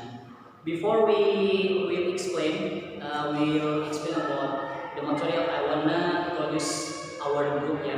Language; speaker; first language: English; non-native, learner; Indonesian